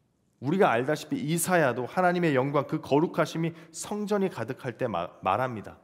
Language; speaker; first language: Korean; native; Korean